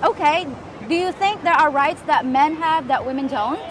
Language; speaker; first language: English; native; English